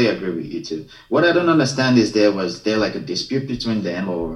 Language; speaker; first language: English; non-native, local second language; Yoruba